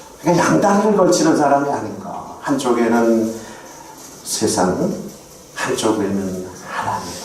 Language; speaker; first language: Korean; native; Korean